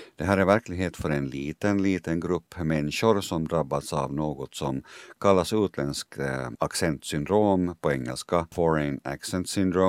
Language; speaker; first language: Swedish; native; Swedish